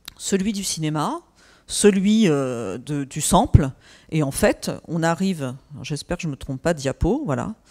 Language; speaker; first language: French; native; French